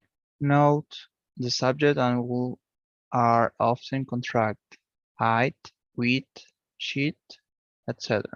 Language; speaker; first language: English; non-native, learner; Spanish